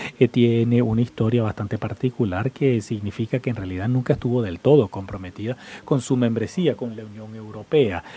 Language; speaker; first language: Spanish; non-native, fluent; English